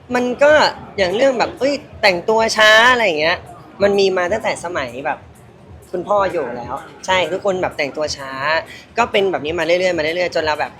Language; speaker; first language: Thai; native; Thai